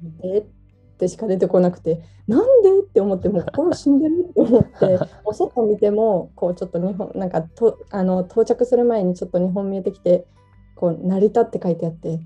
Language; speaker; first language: Japanese; non-native, fluent; Georgian